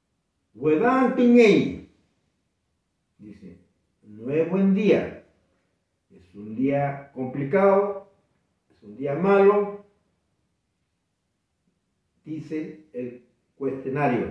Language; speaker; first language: Spanish; non-native, local second language; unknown